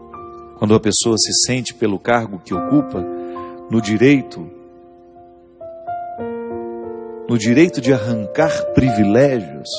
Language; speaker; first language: Portuguese; native; Portuguese